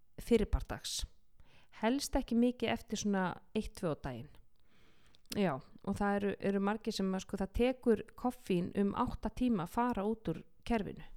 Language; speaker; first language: Icelandic; native; Icelandic